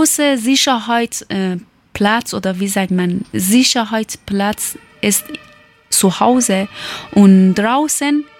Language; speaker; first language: German; non-native, learner; Persian